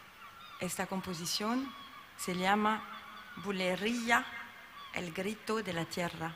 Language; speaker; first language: Spanish; non-native, learner; French